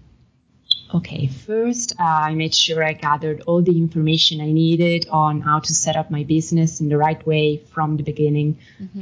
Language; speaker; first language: English; non-native, fluent; Italian